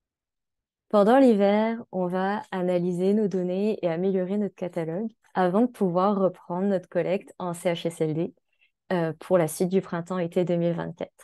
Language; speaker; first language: French; native; French